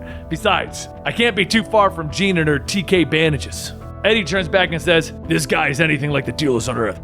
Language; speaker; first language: English; native; English